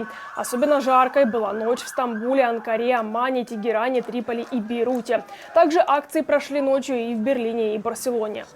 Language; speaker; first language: Russian; native; Russian